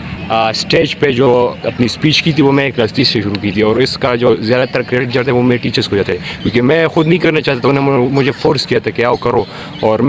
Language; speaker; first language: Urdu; non-native, local second language; Pashto